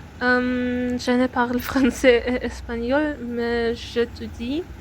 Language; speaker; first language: French; non-native, learner; Ukrainian